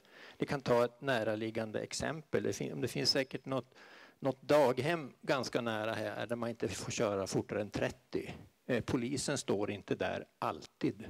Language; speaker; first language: Swedish; native; Swedish